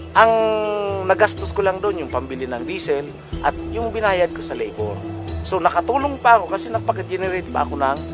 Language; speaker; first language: Filipino; non-native, local second language; Bikol